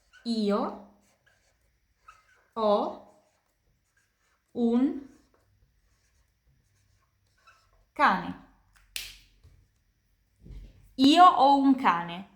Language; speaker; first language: Italian; non-native, fluent; Indonesian